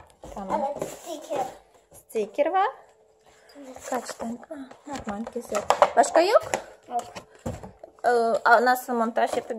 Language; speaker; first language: Turkish; non-native, learner; Russian